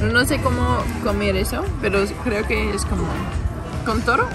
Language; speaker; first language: Spanish; non-native, learner; English